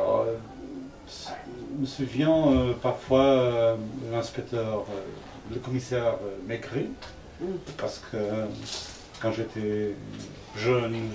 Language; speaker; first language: French; non-native, fluent; Portuguese